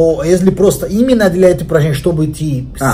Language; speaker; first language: Russian; non-native, learner; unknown